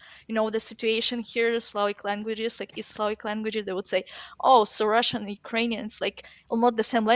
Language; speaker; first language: English; non-native, fluent; Ukrainian